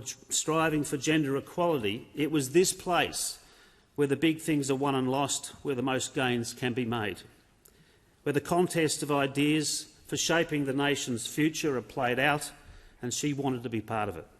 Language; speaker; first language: English; native; English